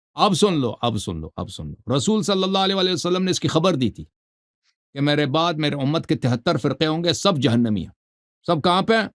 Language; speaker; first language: Urdu; native; Urdu